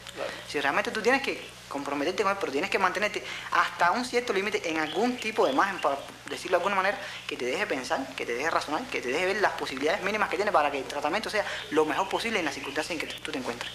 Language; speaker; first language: Spanish; native; Spanish